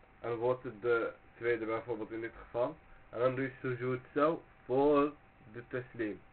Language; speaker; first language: Dutch; early bilingual, other home language; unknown